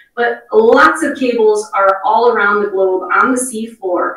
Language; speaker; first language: English; native; English